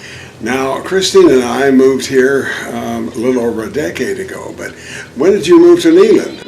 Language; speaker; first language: English; native; English